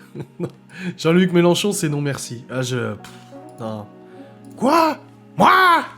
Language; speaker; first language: French; native; French